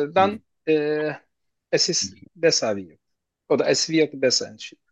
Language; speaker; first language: German; non-native, learner; Turkish